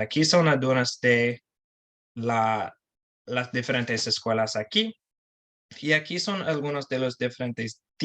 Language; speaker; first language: Spanish; non-native, learner; English